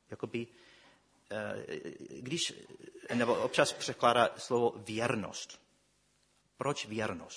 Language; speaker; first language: Czech; non-native, fluent; English